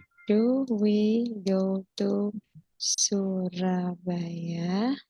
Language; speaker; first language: English; non-native, fluent; Indonesian